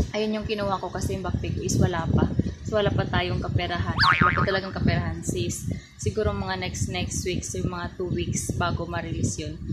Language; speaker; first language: Filipino; native; Filipino